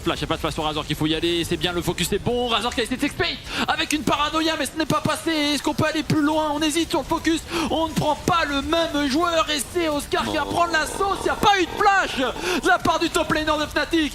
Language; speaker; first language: French; native; French